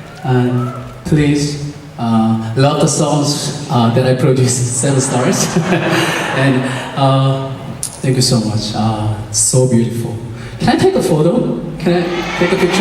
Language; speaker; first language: English; non-native, learner; Korean